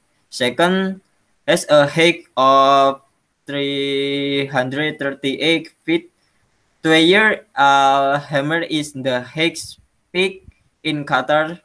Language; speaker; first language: English; non-native, learner; Indonesian